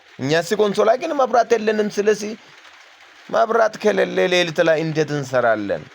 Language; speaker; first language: Amharic; non-native, local second language; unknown